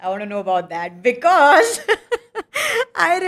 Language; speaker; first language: English; non-native, local second language; Hindi